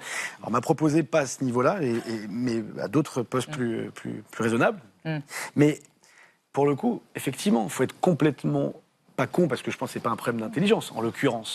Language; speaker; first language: French; native; French